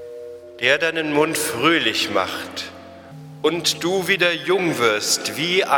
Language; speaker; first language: German; native; German